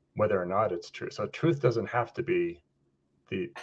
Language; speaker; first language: English; native; English